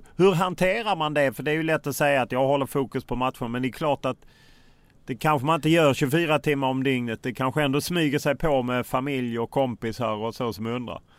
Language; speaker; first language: Swedish; native; Swedish